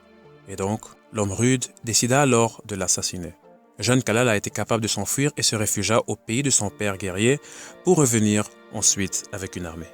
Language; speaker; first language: French; native; French